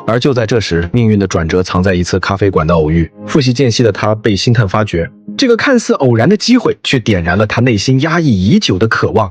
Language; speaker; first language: Chinese; native; Chinese